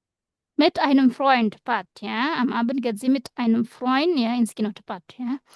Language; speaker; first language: German; non-native, fluent; Indonesian